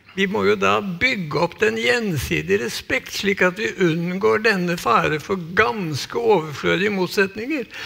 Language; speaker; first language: Norwegian; native; Norwegian